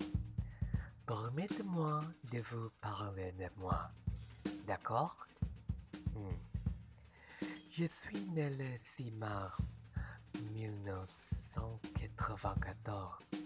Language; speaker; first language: French; non-native, learner; Malay